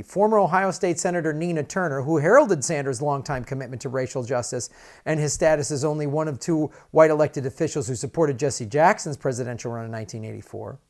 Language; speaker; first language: English; native; English